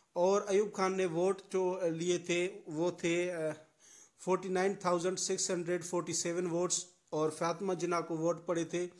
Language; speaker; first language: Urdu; non-native, local second language; Sindhi